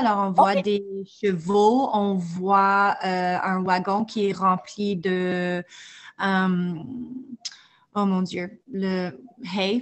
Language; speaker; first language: French; non-native, fluent; English